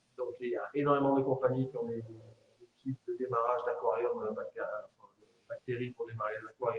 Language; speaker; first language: French; native; French